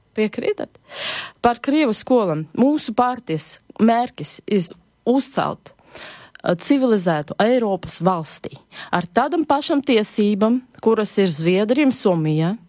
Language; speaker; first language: Latvian; non-native, local second language; Russian